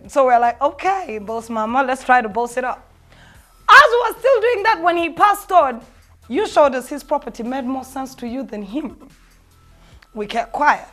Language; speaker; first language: English; non-native, local second language; Ganda